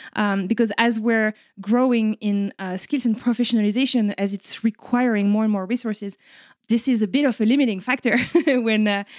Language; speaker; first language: English; non-native, fluent; French